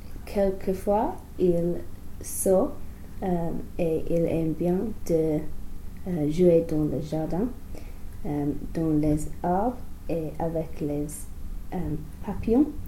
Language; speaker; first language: French; non-native, learner; English